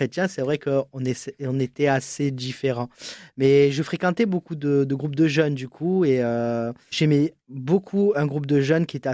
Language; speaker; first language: French; native; French